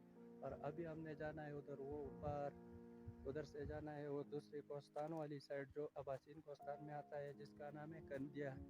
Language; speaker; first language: Hindi; non-native, local second language; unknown